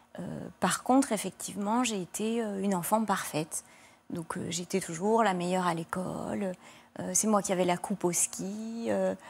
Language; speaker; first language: French; native; French